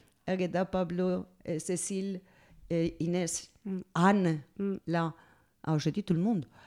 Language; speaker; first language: French; non-native, fluent; Spanish